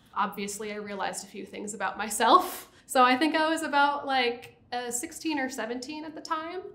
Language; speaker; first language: English; native; English